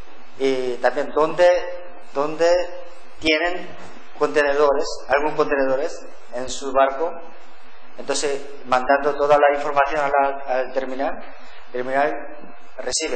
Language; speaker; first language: Spanish; non-native, learner; Korean